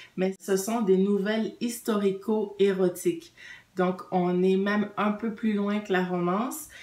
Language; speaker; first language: French; native; French